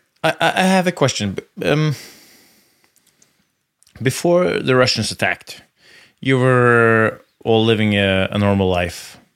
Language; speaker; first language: English; non-native, fluent; Norwegian